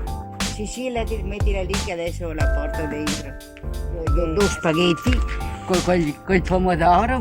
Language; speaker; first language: Italian; native; Italian